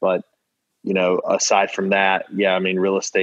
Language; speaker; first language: English; native; English